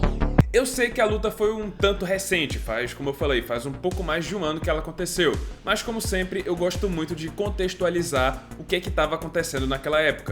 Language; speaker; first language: Portuguese; native; Portuguese